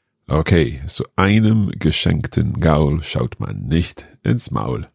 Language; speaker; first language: German; non-native, learner; English